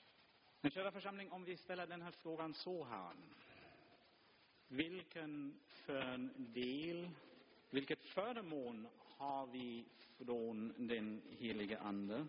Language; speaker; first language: Swedish; non-native, fluent; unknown